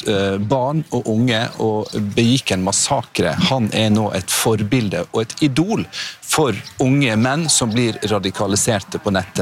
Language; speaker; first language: Norwegian; native; Norwegian